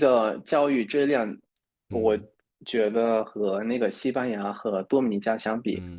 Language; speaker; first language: Chinese; non-native, fluent; Spanish